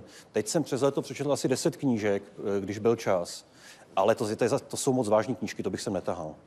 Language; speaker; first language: Czech; native; Czech